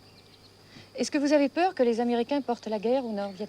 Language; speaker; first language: French; native; French